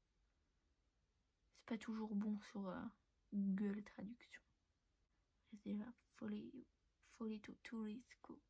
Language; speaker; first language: French; native; French